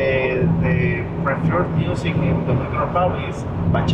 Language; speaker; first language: English; non-native, learner; Spanish